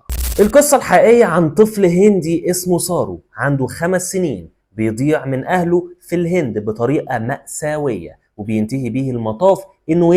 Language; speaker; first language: Arabic; native; Arabic